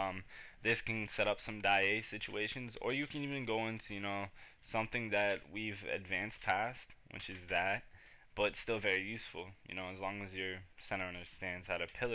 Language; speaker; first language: English; native; English